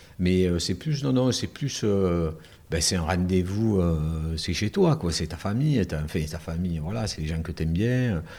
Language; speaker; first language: French; native; French